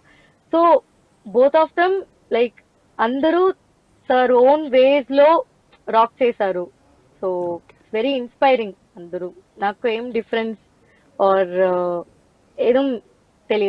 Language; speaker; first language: Telugu; non-native, learner; Tamil